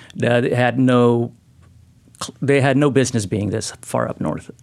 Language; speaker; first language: English; non-native, fluent; Spanish